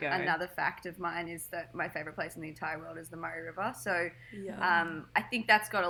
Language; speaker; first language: English; native; English